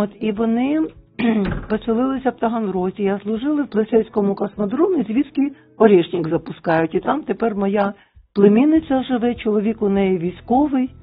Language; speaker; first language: Ukrainian; non-native, local second language; Russian